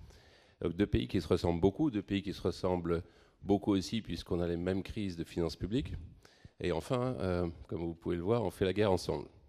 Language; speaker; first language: French; native; French